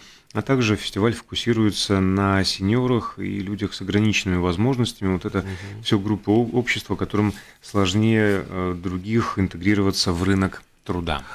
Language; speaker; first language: Russian; native; Russian